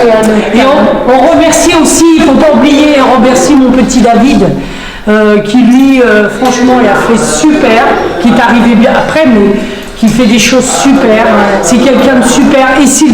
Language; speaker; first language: French; native; French